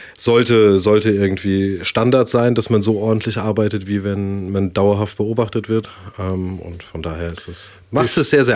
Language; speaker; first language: German; native; German